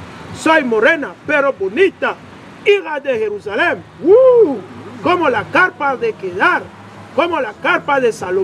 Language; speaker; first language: Spanish; non-native, learner; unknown